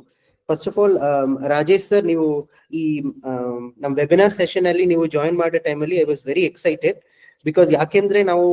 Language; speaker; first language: Kannada; non-native, local second language; Malayalam